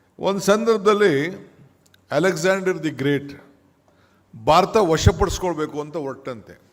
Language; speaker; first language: Kannada; native; Kannada